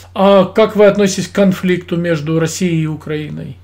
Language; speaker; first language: Russian; native; Russian